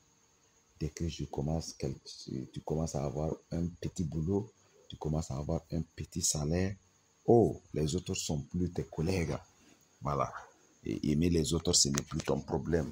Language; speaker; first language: French; non-native, local second language; Mossi